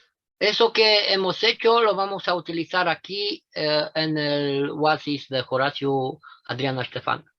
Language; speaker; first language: Spanish; non-native, fluent; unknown